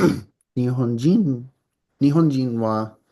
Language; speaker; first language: Japanese; non-native, learner; English